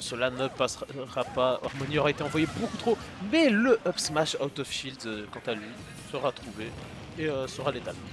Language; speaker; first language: French; native; French